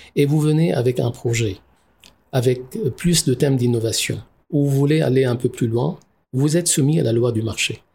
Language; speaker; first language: French; non-native, local second language; Arabic